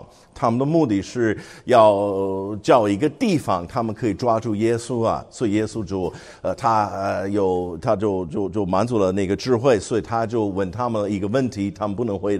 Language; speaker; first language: Chinese; non-native, fluent; English